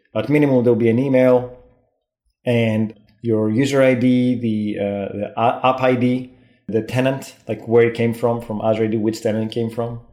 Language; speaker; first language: English; non-native, fluent; Greek